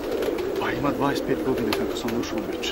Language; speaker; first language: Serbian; non-native, local second language; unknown